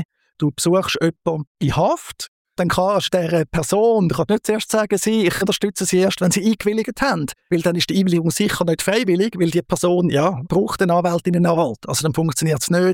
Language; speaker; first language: German; native; German